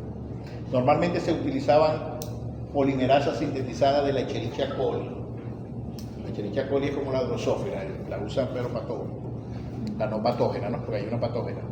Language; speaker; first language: Spanish; native; Spanish